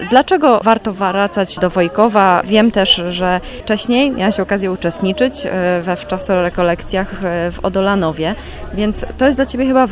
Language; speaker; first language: Polish; native; Polish